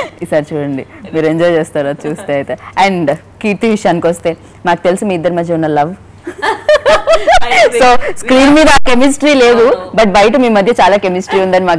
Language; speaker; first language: Telugu; native; Telugu